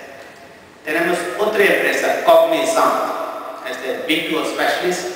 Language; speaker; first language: Spanish; non-native, fluent; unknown